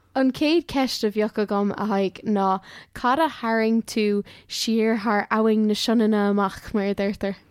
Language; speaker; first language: Irish; non-native, local second language; English